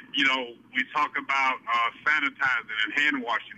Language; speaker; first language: English; native; English